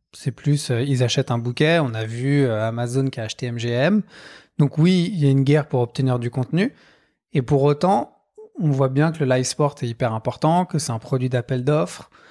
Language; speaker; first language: French; native; French